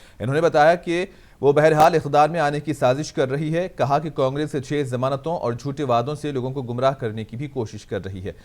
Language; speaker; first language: Hindi; non-native, local second language; Urdu